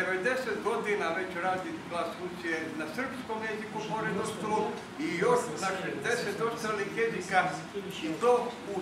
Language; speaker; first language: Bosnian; non-native, fluent; Russian